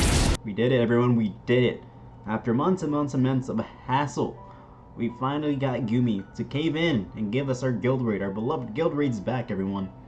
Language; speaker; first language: English; native; English